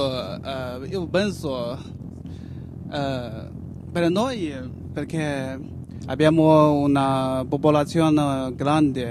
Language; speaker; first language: Italian; non-native, learner; Chinese